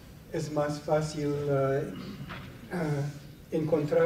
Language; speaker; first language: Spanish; non-native, fluent; English